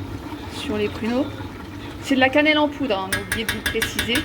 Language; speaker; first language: French; native; French